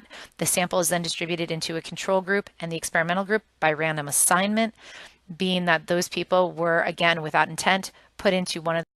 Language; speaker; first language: English; native; English